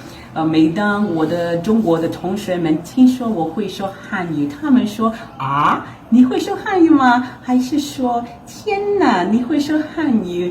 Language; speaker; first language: Chinese; non-native, learner; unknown